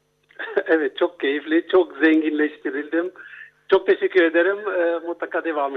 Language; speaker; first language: Turkish; non-native, fluent; German